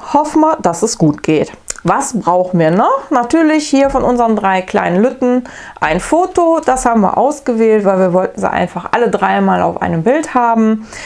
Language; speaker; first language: German; native; German